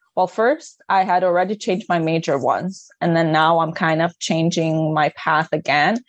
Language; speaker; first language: English; non-native, fluent; Arabic